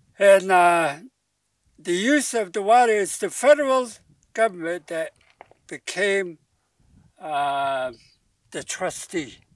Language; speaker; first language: English; non-native, local second language; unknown